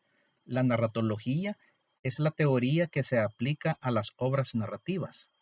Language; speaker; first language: Spanish; native; Spanish